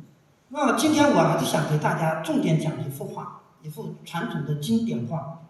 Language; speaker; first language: Chinese; native; Chinese